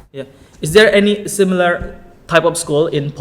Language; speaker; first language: English; non-native, learner; Indonesian